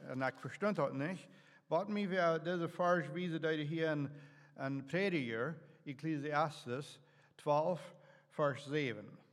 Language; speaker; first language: German; native; German